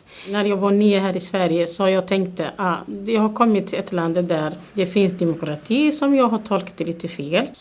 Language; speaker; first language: Swedish; non-native, fluent; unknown